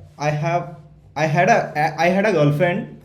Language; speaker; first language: English; non-native, learner; Hindi